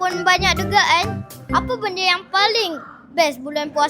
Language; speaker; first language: Malay; native; Malay